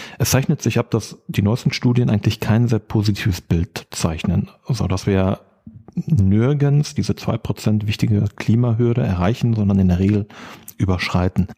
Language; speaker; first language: German; native; German